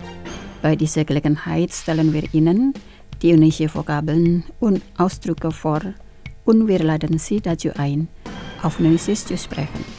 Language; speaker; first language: German; non-native, fluent; Indonesian